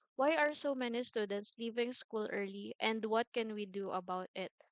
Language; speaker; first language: English; non-native, local second language; Filipino